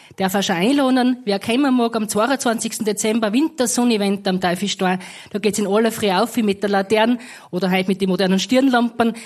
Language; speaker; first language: German; native; German